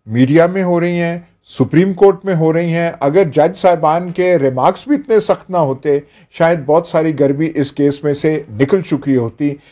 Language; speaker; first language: Urdu; native; Urdu